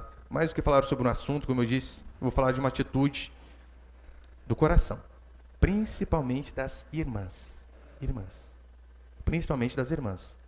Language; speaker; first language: Portuguese; native; Portuguese